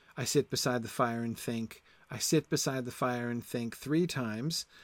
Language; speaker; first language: English; native; English